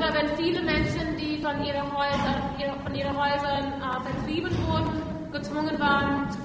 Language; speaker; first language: German; non-native, fluent; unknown